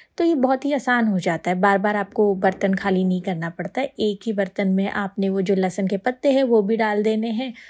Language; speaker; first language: Hindi; native; Hindi